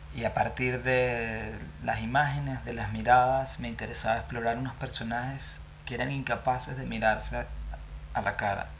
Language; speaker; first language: Spanish; native; Spanish